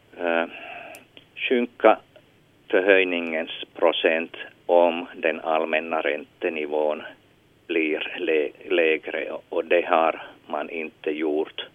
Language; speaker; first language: Swedish; non-native, local second language; Finnish